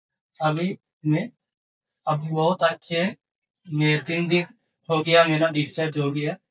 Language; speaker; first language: Hindi; non-native, local second language; Bangla